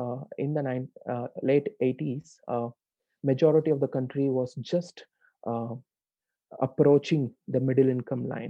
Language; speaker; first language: English; non-native, local second language; Tamil